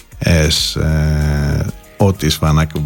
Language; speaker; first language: Hungarian; non-native, fluent; Greek